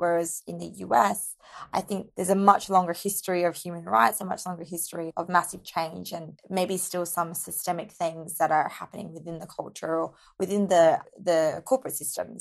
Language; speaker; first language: English; native; English